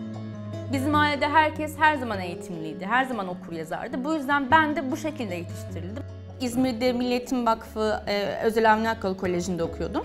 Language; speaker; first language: Turkish; native; Turkish